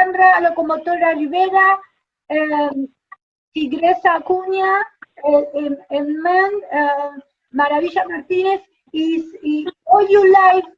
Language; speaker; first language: Spanish; native; Spanish